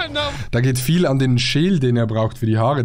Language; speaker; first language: German; native; German